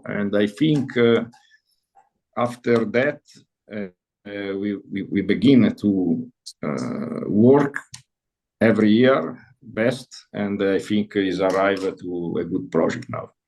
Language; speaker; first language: English; non-native, learner; Italian